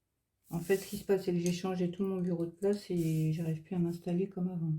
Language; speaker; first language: French; native; French